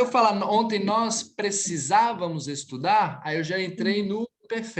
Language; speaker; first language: Portuguese; native; Portuguese